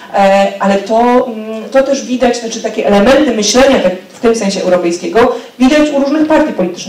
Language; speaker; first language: Polish; native; Polish